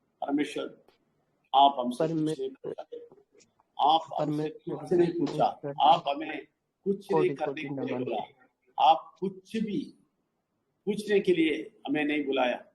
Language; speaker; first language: Hindi; non-native, local second language; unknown